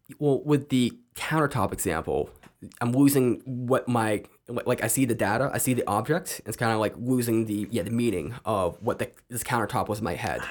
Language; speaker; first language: English; native; English